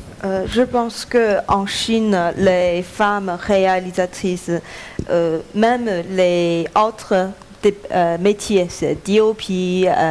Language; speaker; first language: French; non-native, learner; Chinese